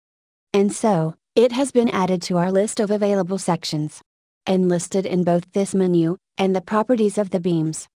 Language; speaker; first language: English; non-native, fluent; Spanish